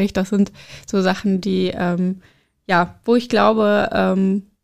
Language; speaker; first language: German; early bilingual, other home language; Arabic